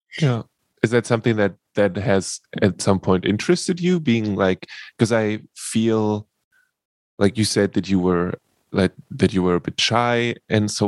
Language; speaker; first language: English; non-native, fluent; German